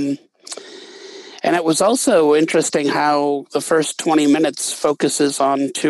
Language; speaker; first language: English; native; English